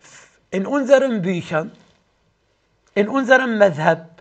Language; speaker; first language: German; non-native, fluent; Arabic